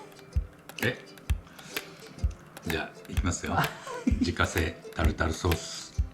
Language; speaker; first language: Japanese; native; Japanese